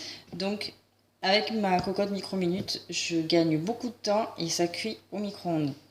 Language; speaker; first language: French; native; French